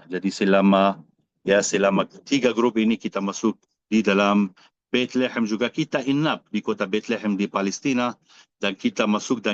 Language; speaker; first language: Indonesian; non-native, fluent; Arabic